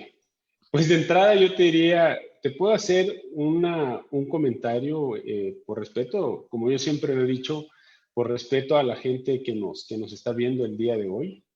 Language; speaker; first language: Spanish; native; Spanish